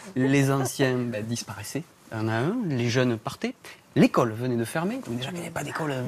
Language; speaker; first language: French; native; French